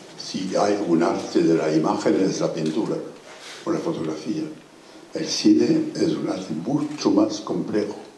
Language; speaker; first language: Spanish; non-native, fluent; French